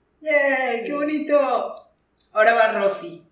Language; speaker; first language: Spanish; native; Spanish